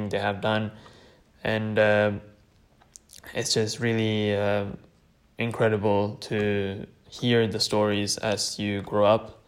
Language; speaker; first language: English; non-native, fluent; Tamil